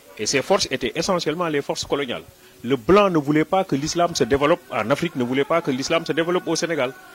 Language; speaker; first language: French; non-native, local second language; Wolof